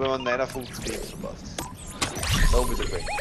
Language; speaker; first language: German; native; German